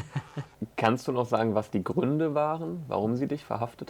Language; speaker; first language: German; native; German